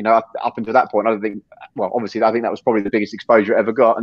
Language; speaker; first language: English; native; English